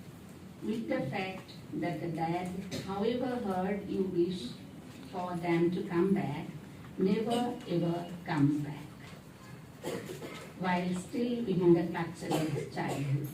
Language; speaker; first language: English; non-native, local second language; Assamese